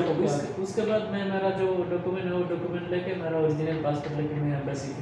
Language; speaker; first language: Hindi; non-native, learner; Bangla